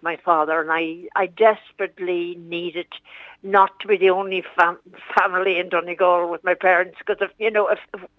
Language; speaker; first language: English; native; English